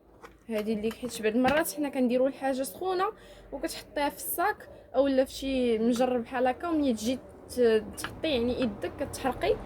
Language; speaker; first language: Arabic; native; Arabic